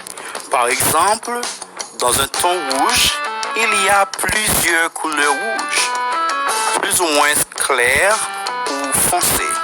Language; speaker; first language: French; non-native, fluent; Spanish